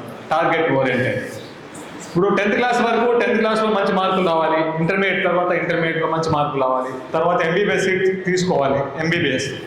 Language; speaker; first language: Telugu; native; Telugu